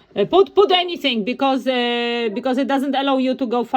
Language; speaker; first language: English; non-native, fluent; Polish